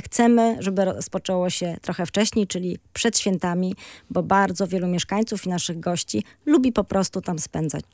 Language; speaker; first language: Polish; native; Polish